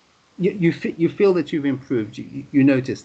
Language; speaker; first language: English; non-native, fluent; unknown